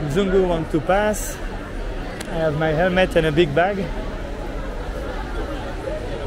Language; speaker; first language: English; non-native, fluent; French